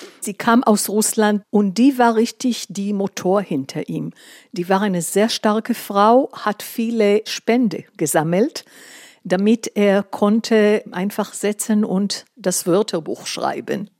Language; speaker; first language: German; non-native, fluent; Hebrew